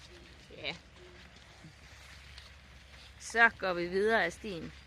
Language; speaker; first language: Danish; native; Danish